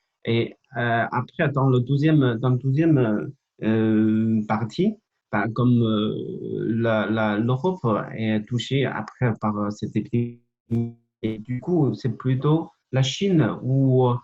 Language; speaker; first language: French; non-native, fluent; Chinese